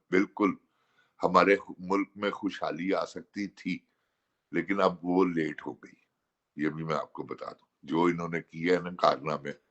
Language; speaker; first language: Urdu; non-native, local second language; Punjabi